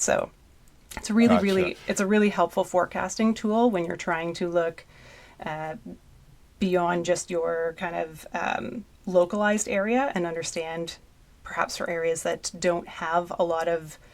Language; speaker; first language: English; native; English